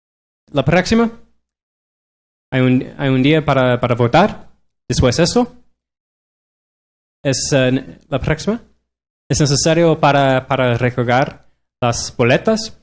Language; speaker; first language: Spanish; non-native, learner; English